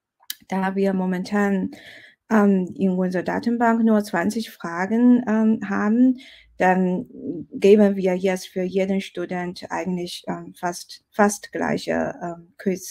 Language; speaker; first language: German; non-native, fluent; Chinese